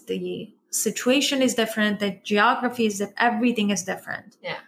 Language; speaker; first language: English; early bilingual, other home language; Persian